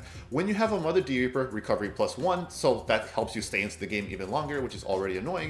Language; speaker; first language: English; native; English